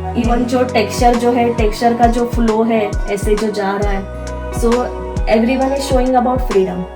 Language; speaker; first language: Hindi; non-native, local second language; Marathi